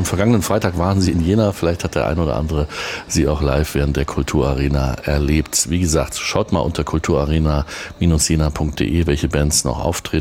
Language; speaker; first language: German; native; German